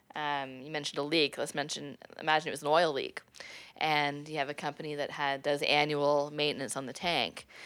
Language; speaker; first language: English; native; English